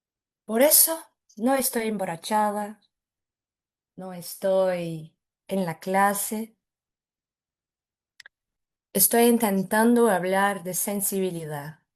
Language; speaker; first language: Spanish; non-native, fluent; Portuguese